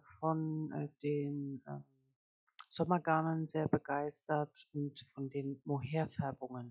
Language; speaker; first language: German; native; German